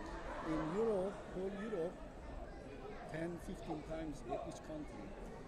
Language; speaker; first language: English; non-native, learner; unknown